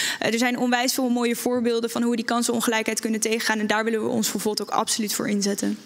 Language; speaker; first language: Dutch; native; Dutch